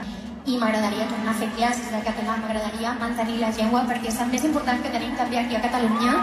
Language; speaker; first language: Catalan; non-native, local second language; Spanish